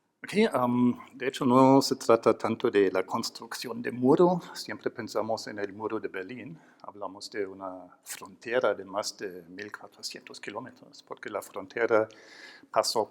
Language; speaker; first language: Spanish; non-native, fluent; German